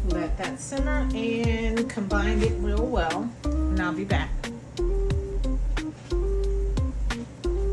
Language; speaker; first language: English; native; English